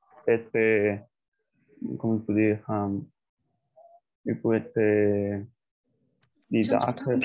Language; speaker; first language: French; non-native, learner; Spanish